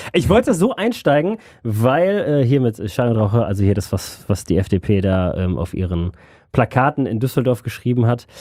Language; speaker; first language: German; native; German